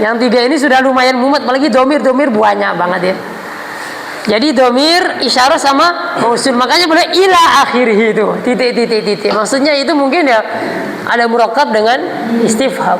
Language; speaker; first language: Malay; non-native, local second language; Javanese